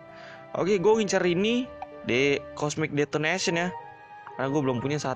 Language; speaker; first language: Indonesian; native; Indonesian